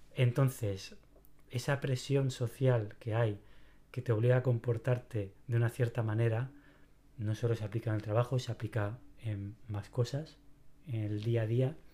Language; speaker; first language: Spanish; native; Spanish